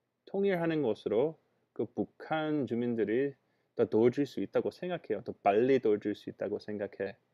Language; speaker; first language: Korean; non-native, fluent; English